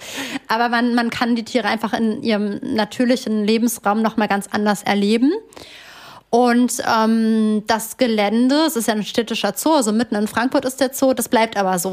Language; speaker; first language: German; native; German